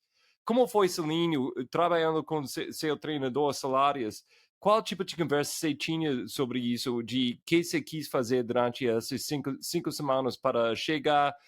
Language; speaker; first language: Portuguese; non-native, fluent; English